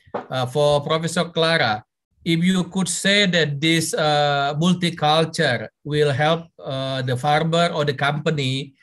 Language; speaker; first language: English; non-native, fluent; Indonesian